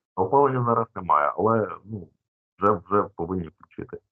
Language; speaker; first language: Ukrainian; non-native, local second language; Russian